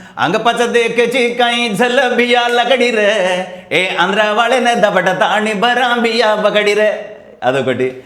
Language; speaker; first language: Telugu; non-native, local second language; Lambadi